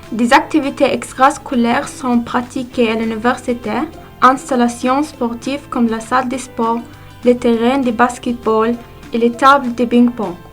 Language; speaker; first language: French; non-native, learner; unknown